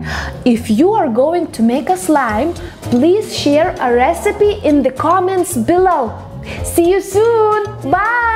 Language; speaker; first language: English; non-native, fluent; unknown